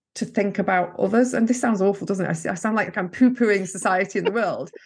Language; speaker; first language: English; native; English